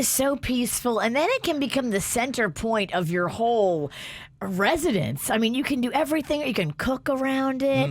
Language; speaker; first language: English; native; English